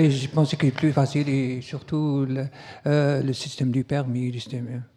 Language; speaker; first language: French; non-native, learner; Arabic